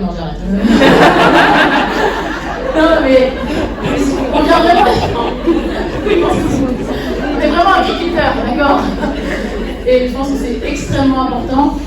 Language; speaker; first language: French; native; French